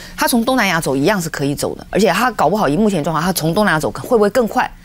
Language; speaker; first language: Chinese; native; Chinese